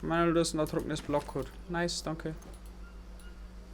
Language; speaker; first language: German; native; German